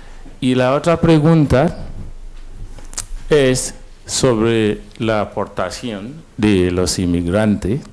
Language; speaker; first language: Spanish; non-native, fluent; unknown